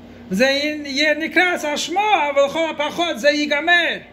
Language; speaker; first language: Hebrew; non-native, fluent; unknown